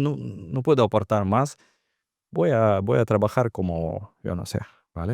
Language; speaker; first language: Spanish; non-native, fluent; Russian